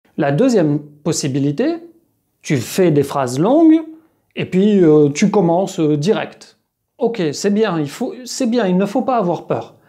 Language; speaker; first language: French; native; French